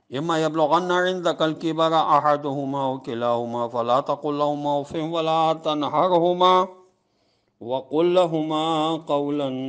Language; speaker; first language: Arabic; non-native, fluent; Urdu